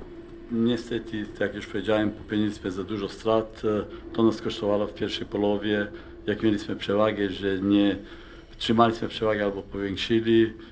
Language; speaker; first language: Polish; non-native, fluent; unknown